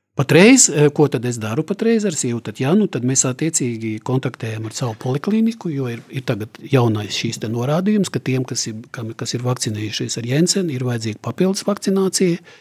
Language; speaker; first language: Latvian; native; Latvian